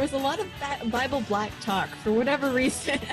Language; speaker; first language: English; native; English